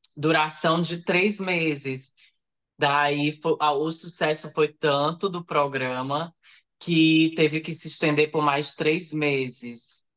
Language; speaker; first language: Portuguese; native; Portuguese